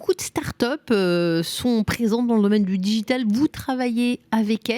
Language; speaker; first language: French; native; French